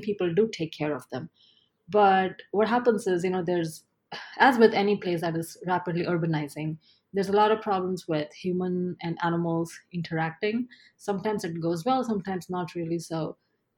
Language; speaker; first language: English; non-native, local second language; Gujarati